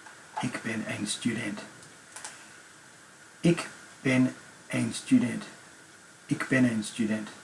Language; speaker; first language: Dutch; non-native, learner; English